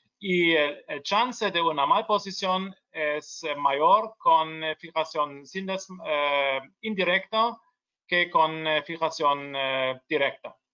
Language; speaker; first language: Spanish; non-native, learner; German